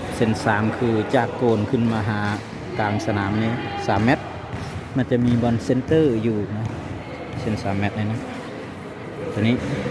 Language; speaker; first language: Thai; native; Thai